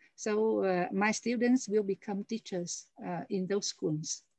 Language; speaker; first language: English; non-native, fluent; Vietnamese